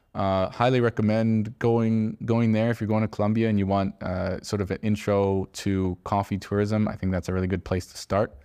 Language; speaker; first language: English; native; English